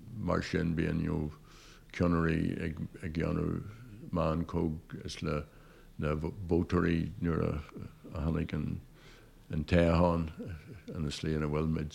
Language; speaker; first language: Irish; non-native, local second language; English